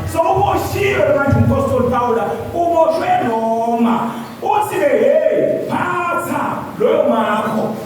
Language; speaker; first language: Zulu; non-native, local second language; Swati